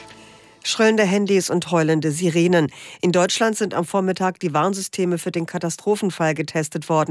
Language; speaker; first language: German; native; German